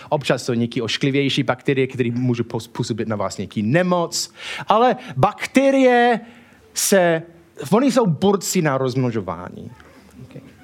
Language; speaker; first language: Czech; non-native, fluent; English